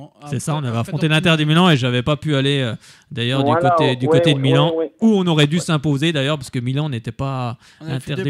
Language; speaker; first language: French; native; French